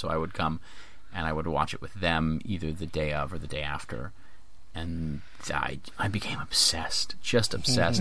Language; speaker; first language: English; native; English